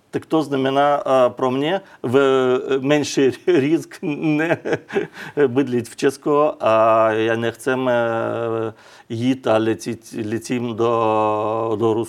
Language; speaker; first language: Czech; non-native, learner; Russian